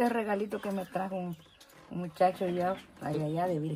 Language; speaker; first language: Spanish; native; Spanish